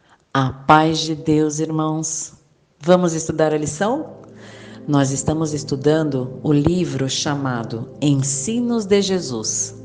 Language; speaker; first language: Portuguese; native; Portuguese